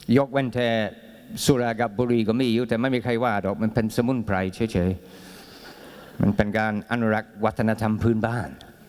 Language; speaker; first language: Thai; non-native, fluent; English